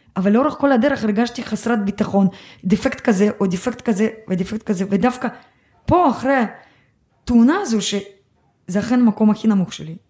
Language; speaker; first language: Hebrew; early bilingual, other home language; Russian